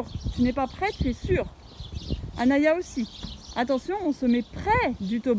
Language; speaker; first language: French; native; French